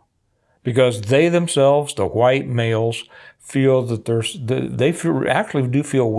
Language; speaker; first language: English; native; English